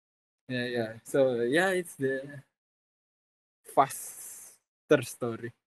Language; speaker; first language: English; non-native, fluent; Indonesian